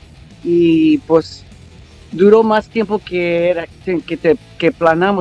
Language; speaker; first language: Spanish; early bilingual, heritage; English